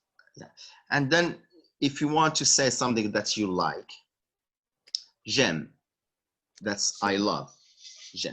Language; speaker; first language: English; non-native, fluent; Arabic